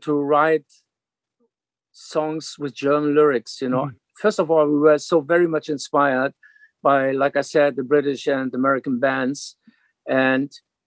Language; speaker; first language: English; non-native, fluent; German